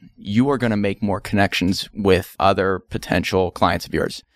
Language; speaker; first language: English; native; English